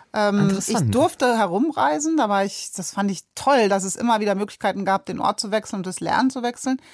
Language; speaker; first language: German; native; German